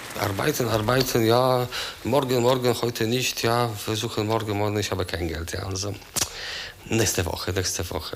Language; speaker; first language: German; non-native, learner; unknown